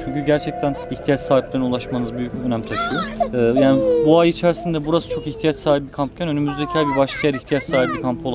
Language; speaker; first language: Turkish; native; Turkish